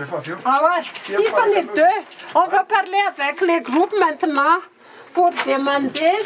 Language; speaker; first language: French; non-native, local second language; Malagasy